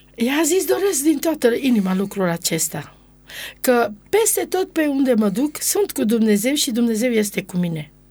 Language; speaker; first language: Romanian; non-native, local second language; Romany